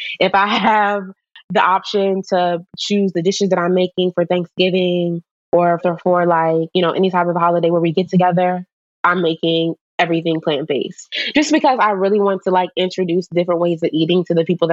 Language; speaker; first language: English; native; English